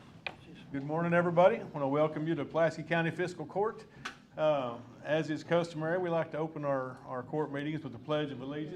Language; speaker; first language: English; native; English